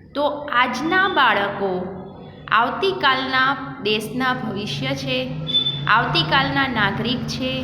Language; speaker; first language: Hindi; non-native, local second language; Gujarati